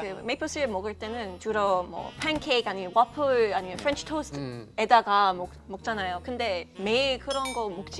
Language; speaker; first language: Korean; non-native, fluent; English